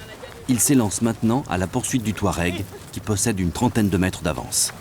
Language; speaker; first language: French; native; French